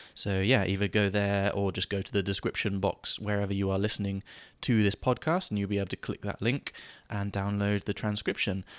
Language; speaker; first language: English; native; English